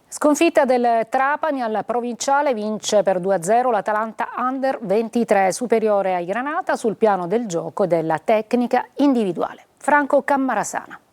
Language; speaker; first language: Italian; native; Italian